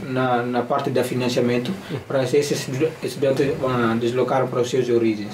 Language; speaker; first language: Portuguese; non-native, learner; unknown